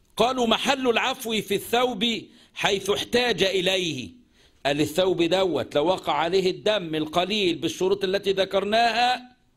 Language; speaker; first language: Arabic; native; Arabic